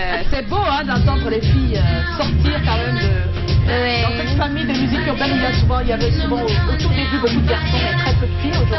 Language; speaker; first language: French; native; French